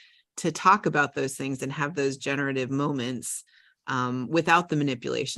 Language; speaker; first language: English; native; English